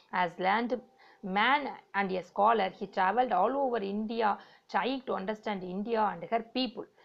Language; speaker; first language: English; non-native, local second language; Tamil